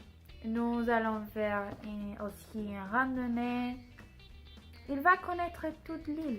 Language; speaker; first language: French; non-native, learner; Spanish